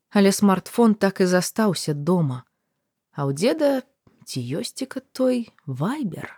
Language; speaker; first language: Belarusian; native; Belarusian